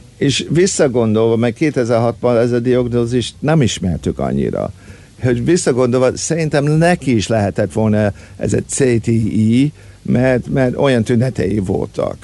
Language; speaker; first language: Hungarian; early bilingual, heritage; Hungarian